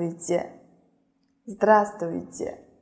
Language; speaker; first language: Russian; non-native, fluent; Chinese